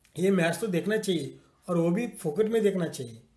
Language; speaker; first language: Hindi; non-native, local second language; Marathi